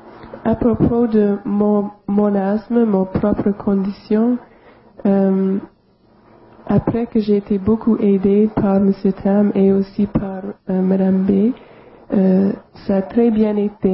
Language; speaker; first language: French; non-native, local second language; English